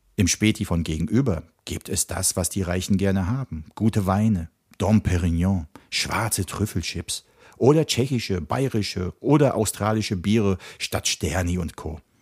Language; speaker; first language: German; early bilingual, other home language; Czech